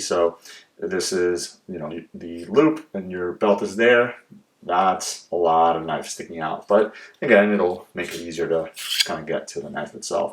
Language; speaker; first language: English; native; English